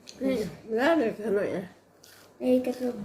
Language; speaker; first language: Dutch; non-native, learner; Thai